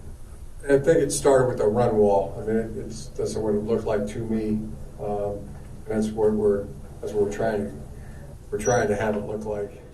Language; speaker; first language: English; native; English